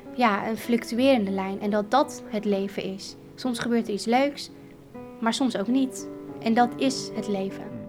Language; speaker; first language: Dutch; early bilingual, other home language; Kurdish